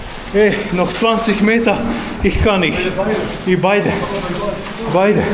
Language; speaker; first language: German; non-native, learner; Croatian